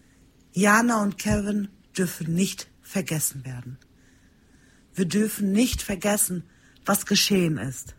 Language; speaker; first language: German; early bilingual, other home language; Turkish